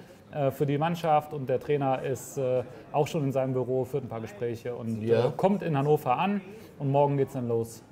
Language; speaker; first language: German; native; German